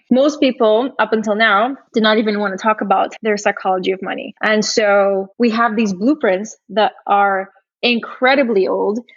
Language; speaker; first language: English; early bilingual, other home language; Portuguese